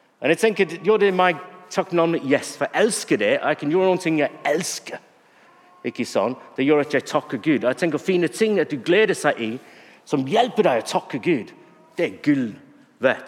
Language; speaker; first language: Norwegian; non-native, fluent; English